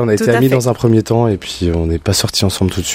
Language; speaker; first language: French; native; French